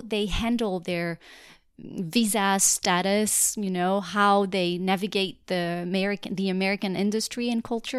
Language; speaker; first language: English; non-native, fluent; French